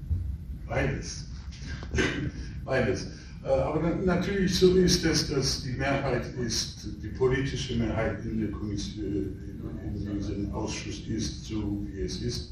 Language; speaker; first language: German; non-native, fluent; Polish